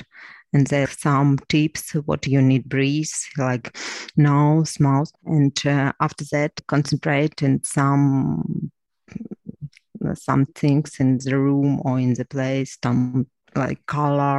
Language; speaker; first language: English; non-native, learner; Ukrainian